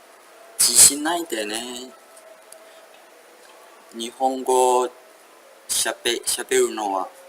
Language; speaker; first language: Japanese; non-native, learner; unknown